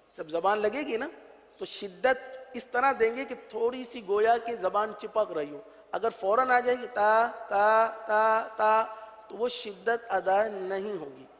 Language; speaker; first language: Urdu; native; Urdu